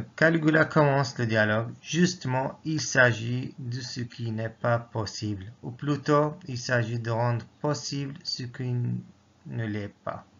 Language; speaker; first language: French; non-native, local second language; Arabic